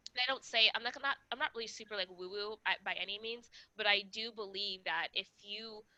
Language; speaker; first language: English; non-native, local second language; Kinyarwanda